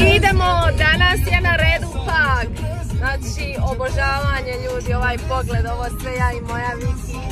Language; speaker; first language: Serbian; early bilingual, heritage; Croatian